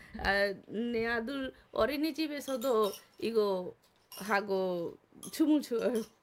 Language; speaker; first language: Korean; non-native, learner; Bangla